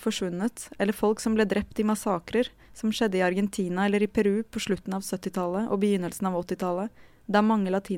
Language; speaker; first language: Norwegian; native; Norwegian